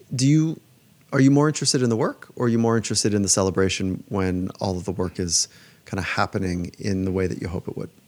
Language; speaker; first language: English; native; English